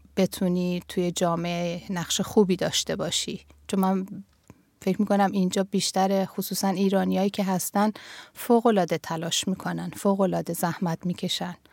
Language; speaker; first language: Persian; native; Persian